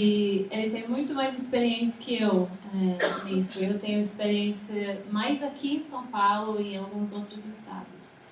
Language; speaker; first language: Portuguese; non-native, fluent; English